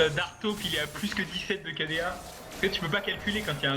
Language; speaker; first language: French; native; French